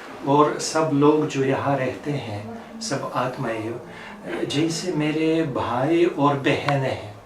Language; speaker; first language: Hindi; non-native, fluent; Russian